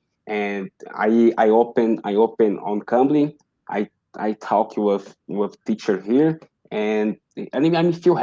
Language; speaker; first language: English; non-native, learner; Portuguese